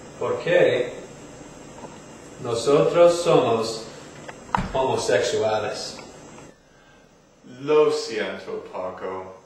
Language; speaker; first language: Spanish; non-native, learner; English